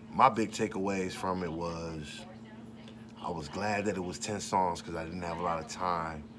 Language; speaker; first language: English; native; English